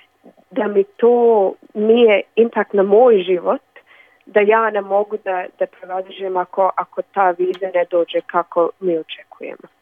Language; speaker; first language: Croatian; early bilingual, other home language; Bosnian